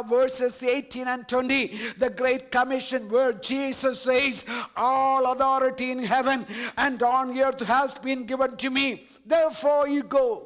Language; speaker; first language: English; non-native, local second language; Malayalam